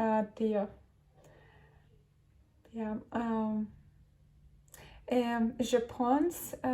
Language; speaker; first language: French; non-native, learner; Turkish